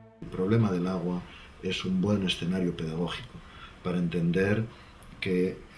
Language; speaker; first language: Spanish; native; Spanish